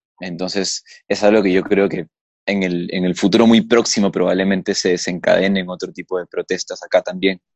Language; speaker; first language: Spanish; native; Spanish